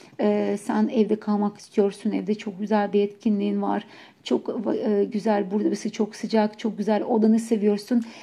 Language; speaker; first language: Turkish; non-native, fluent; Ukrainian